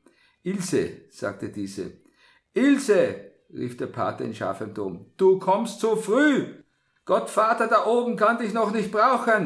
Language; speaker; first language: German; native; German